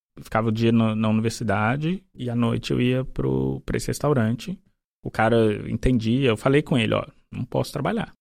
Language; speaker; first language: Portuguese; native; Portuguese